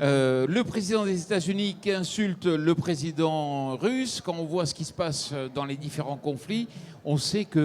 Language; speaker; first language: French; native; French